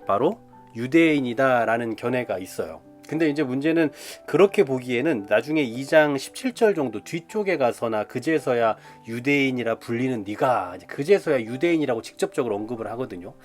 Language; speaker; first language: Korean; native; Korean